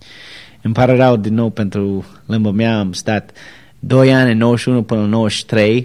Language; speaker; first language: Romanian; non-native, learner; English